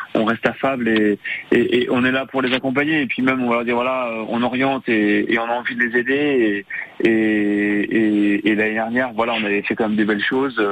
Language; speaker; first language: French; native; French